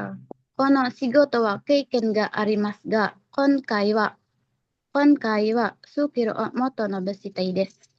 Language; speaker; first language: Japanese; non-native, learner; Indonesian